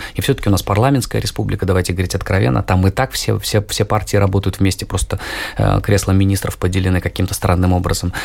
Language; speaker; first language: Russian; native; Russian